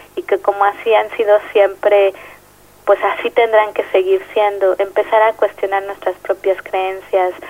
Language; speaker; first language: Spanish; native; Spanish